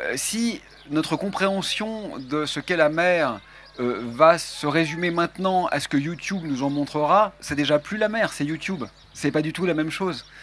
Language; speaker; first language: French; native; French